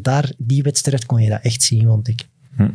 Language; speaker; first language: Dutch; native; Dutch